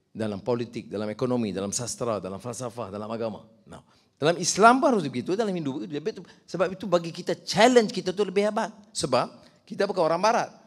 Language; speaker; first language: Malay; native; Malay